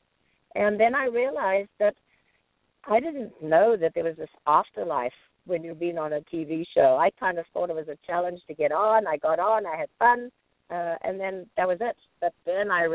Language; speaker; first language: English; native; English